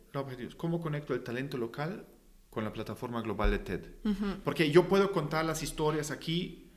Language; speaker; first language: Spanish; non-native, fluent; German